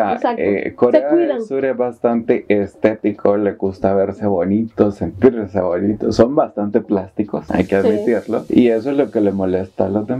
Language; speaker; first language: Spanish; native; Spanish